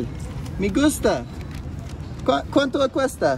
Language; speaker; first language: Spanish; non-native, learner; English